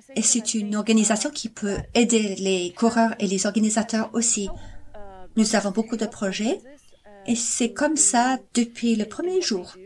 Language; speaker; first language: French; non-native, fluent; Cantonese